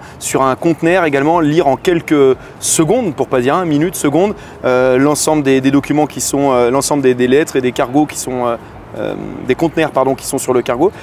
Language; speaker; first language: French; native; French